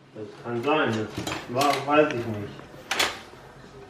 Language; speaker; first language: German; native; German